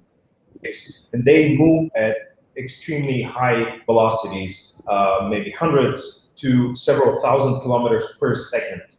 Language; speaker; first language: English; non-native, fluent; Bulgarian